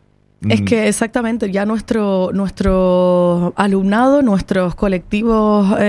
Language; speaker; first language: Spanish; native; Spanish